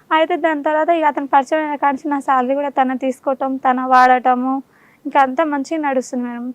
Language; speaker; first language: Telugu; non-native, local second language; Urdu